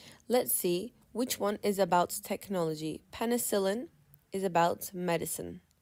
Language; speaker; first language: English; non-native, fluent; Turkish